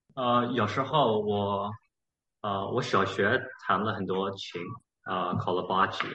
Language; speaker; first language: Chinese; early bilingual, heritage; Chinese